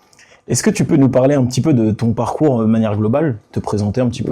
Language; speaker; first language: French; native; French